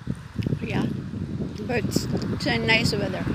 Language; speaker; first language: English; non-native, local second language; Filipino